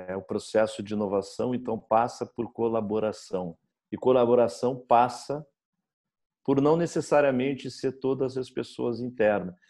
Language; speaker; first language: Portuguese; native; Portuguese